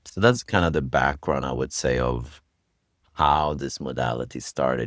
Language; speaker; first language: English; non-native, fluent; Swedish